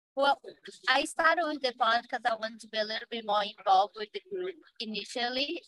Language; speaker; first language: English; non-native, fluent; Portuguese